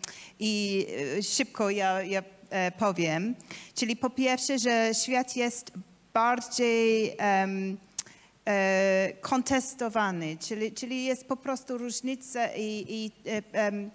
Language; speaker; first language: Polish; non-native, learner; English